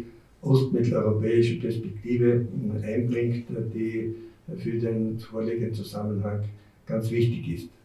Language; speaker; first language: German; native; German